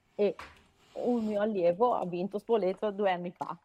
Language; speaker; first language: Italian; native; Italian